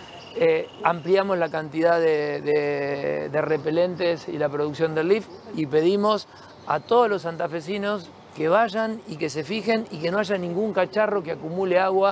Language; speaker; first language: Spanish; native; Spanish